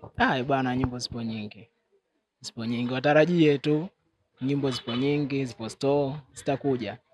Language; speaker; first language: Swahili; native; Swahili